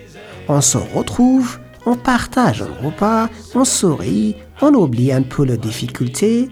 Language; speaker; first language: French; non-native, learner; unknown